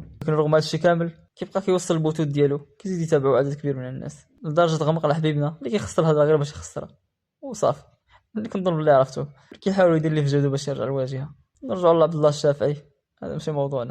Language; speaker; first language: Arabic; native; Arabic